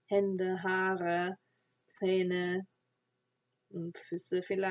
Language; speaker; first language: German; non-native, fluent; English